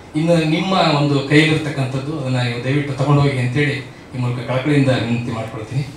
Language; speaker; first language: Kannada; native; Kannada